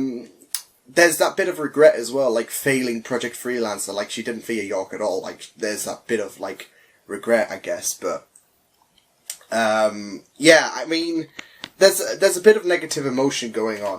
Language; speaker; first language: English; native; English